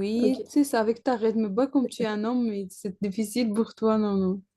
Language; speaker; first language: French; non-native, learner; Arabic